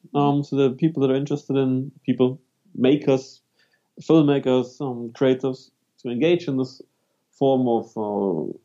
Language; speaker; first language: English; non-native, fluent; German